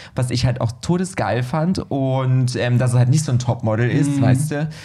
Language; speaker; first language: German; native; German